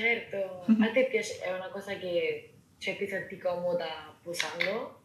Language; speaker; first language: Italian; native; Italian